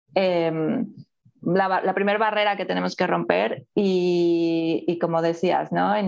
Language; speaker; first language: Spanish; native; Spanish